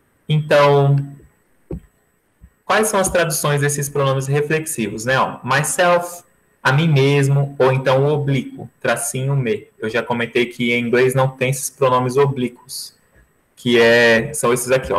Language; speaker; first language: Portuguese; native; Portuguese